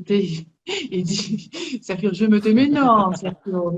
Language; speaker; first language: French; native; French